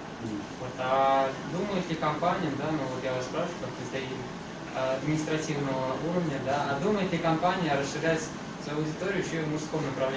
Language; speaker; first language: Russian; native; Russian